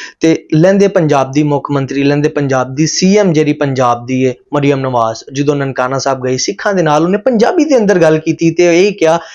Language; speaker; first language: Punjabi; native; Punjabi